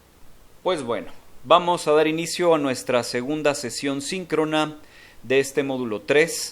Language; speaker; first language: Spanish; native; Spanish